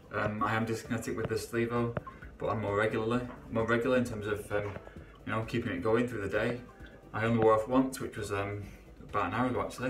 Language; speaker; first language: English; native; English